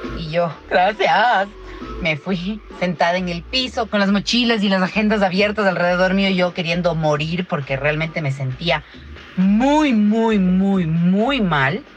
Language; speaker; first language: Spanish; native; Spanish